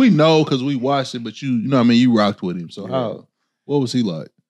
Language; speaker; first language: English; native; English